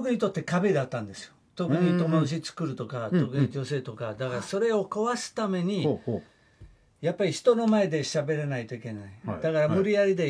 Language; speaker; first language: Japanese; non-native, fluent; Italian